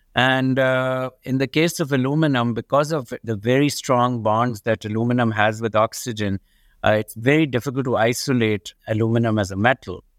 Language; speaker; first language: English; non-native, local second language; Urdu